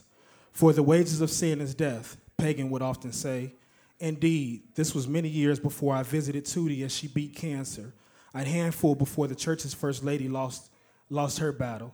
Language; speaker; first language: English; native; English